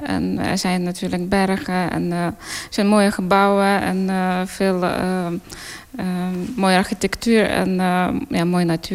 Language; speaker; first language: Dutch; non-native, fluent; Ukrainian